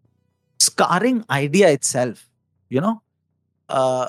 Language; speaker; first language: English; non-native, local second language; Hindi